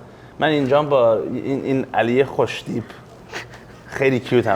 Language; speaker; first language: Persian; early bilingual, heritage; English